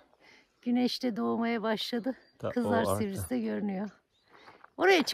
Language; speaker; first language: Turkish; native; Turkish